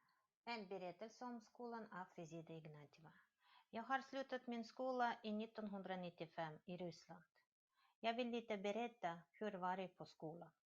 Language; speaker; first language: Swedish; non-native, learner; Russian